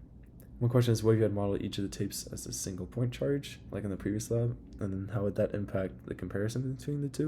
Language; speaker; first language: English; native; English